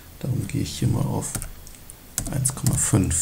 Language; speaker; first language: German; native; German